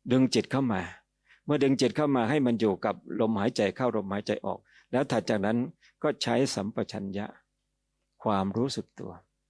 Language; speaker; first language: Thai; native; Thai